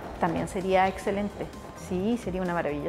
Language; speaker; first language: Spanish; native; Spanish